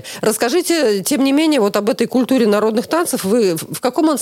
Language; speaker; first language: Russian; native; Russian